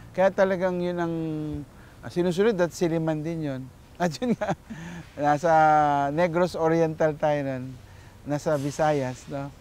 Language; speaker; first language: Filipino; native; Filipino